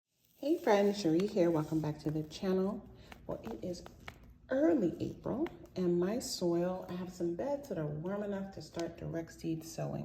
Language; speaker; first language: English; native; English